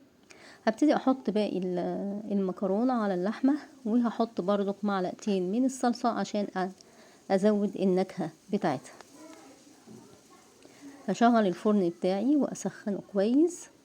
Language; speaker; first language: Arabic; native; Arabic